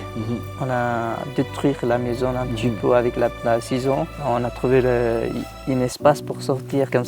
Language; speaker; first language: French; non-native, learner; Tigrinya